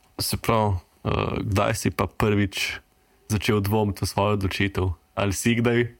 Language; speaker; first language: Slovenian; native; Slovenian